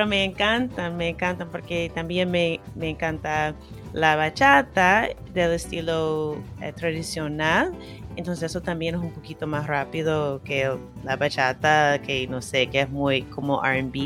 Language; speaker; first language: Spanish; non-native, fluent; English